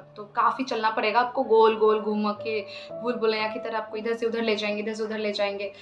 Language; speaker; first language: Hindi; non-native, local second language; Assamese